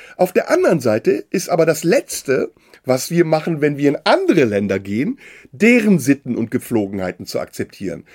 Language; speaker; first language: German; early bilingual, other home language; Turkish